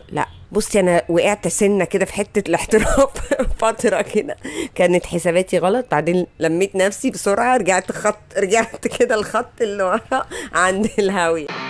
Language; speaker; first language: Arabic; native; Arabic